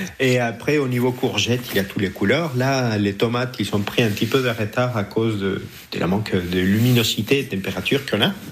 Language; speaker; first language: French; non-native, fluent; Spanish